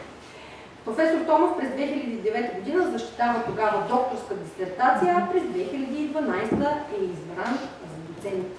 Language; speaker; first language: Bulgarian; native; Bulgarian